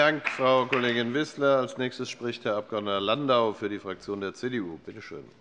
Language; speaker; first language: German; native; German